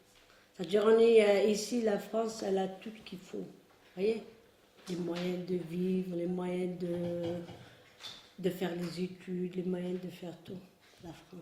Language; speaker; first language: French; non-native, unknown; Arabic